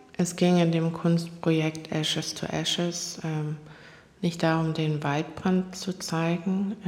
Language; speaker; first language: German; non-native, fluent; Korean